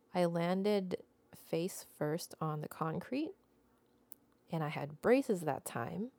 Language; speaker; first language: English; non-native, local second language; Filipino